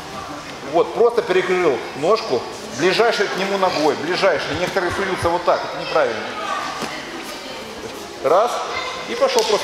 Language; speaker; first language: Russian; native; Russian